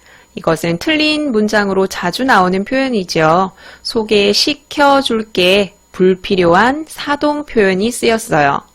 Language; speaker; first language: Korean; native; Korean